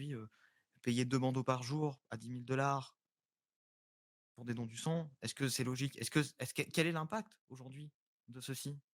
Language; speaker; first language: French; native; French